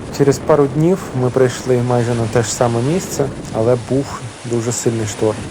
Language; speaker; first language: Ukrainian; native; Ukrainian